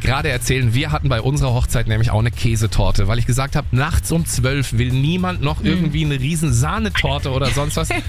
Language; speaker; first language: German; native; German